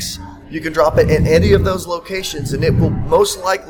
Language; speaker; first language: English; native; English